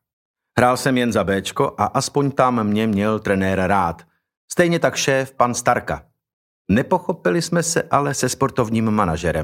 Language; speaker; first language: Czech; non-native, learner; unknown